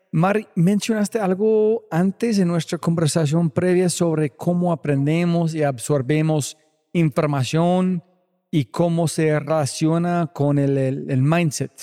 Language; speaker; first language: Spanish; non-native, fluent; English